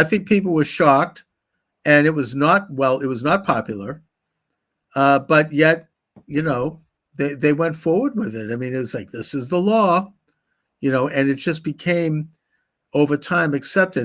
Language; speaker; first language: English; native; English